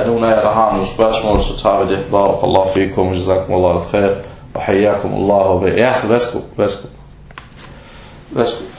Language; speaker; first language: Danish; non-native, fluent; Arabic